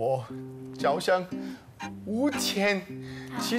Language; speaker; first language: Chinese; non-native, learner; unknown